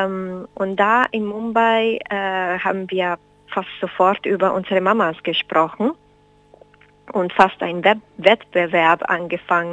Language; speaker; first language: German; non-native, fluent; Spanish